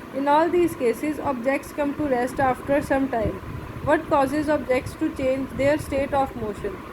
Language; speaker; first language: English; non-native, local second language; Punjabi